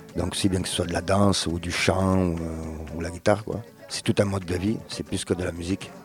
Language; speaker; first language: French; early bilingual, other home language; Spanish